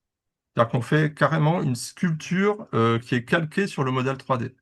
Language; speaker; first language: French; native; French